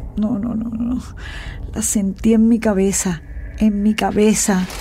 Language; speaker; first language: Spanish; native; Spanish